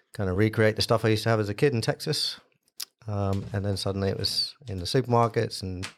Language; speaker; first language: English; native; English